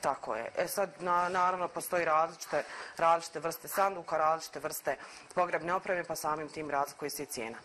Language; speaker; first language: Croatian; native; Croatian